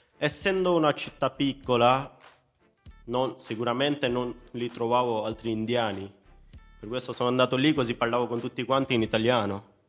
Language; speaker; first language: Italian; non-native, fluent; Hindi